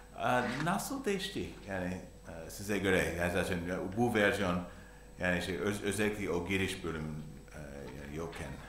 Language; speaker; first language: Turkish; non-native, learner; English